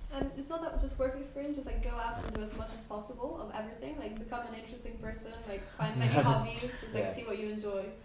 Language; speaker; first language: English; non-native, fluent; Polish